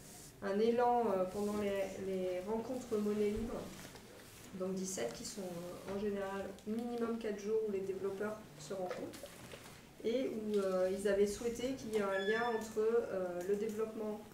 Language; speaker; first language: French; native; French